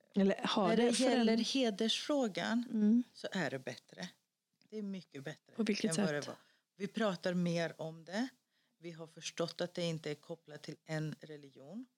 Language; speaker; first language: Swedish; early bilingual, other home language; Greek